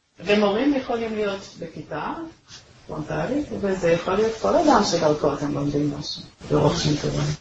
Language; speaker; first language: Hebrew; native; Hebrew